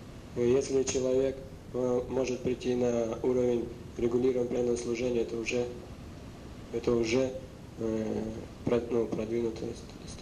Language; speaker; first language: Russian; native; Russian